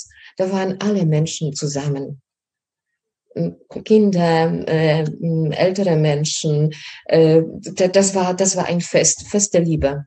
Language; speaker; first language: German; non-native, fluent; Polish